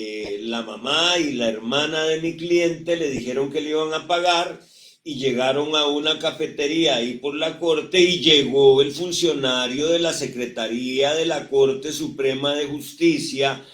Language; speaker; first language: Spanish; native; Spanish